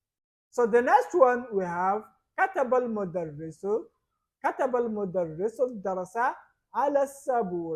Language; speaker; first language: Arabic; non-native, fluent; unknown